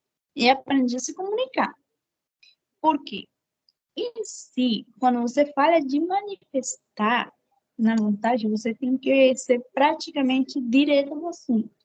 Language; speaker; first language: Portuguese; non-native, fluent; Spanish